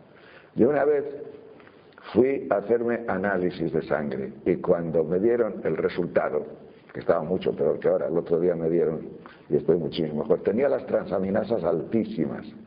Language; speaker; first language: Spanish; native; Spanish